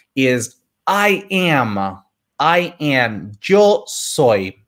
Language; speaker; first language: English; native; English